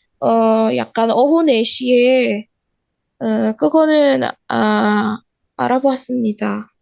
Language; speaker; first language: Korean; non-native, learner; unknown